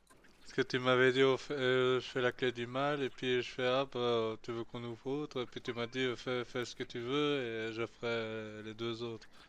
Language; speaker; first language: French; native; French